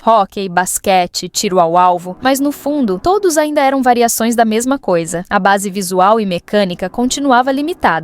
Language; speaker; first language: Portuguese; native; Portuguese